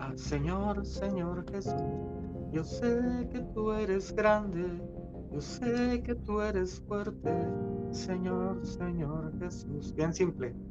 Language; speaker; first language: Spanish; native; Spanish